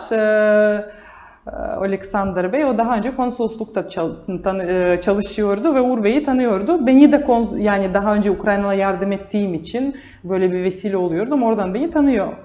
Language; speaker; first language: Turkish; non-native, fluent; Russian